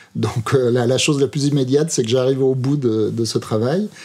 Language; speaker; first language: French; native; French